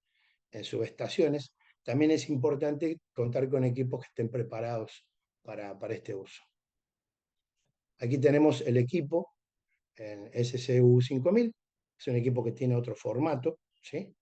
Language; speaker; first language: Spanish; native; Spanish